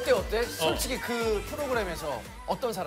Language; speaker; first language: Korean; native; Korean